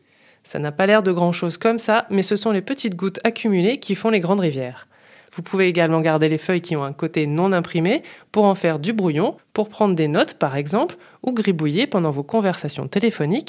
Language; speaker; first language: French; native; French